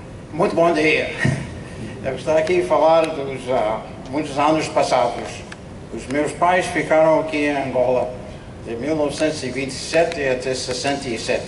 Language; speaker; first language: Portuguese; non-native, local second language; English